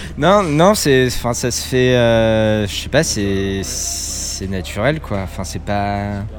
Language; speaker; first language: French; native; French